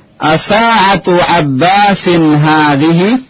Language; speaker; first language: Arabic; non-native, fluent; Indonesian